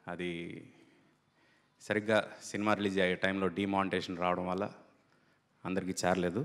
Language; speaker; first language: Telugu; native; Telugu